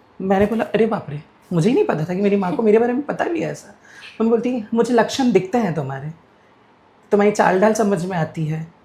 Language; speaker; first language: Hindi; non-native, local second language; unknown